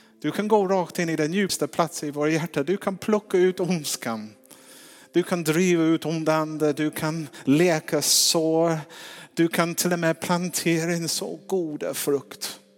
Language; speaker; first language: Swedish; non-native, fluent; English